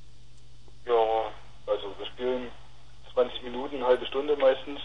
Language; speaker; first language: German; native; German